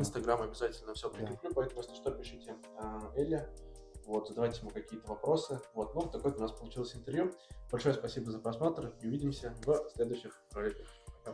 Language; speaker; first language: Russian; native; Russian